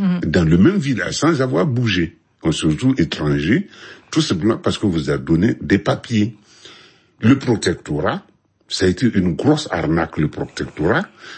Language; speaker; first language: French; non-native, local second language; Mossi